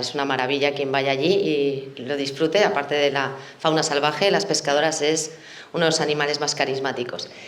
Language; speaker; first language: Spanish; native; Spanish